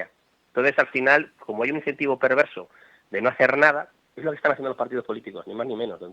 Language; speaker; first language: Spanish; native; Spanish